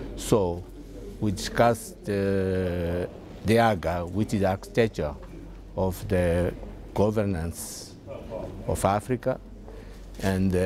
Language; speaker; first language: English; non-native, fluent; Portuguese